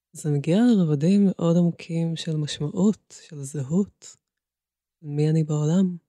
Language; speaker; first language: Hebrew; early bilingual, other home language; Russian